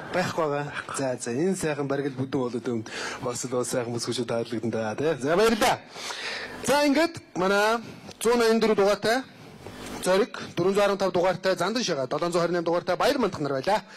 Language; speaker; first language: Mongolian; native; Mongolian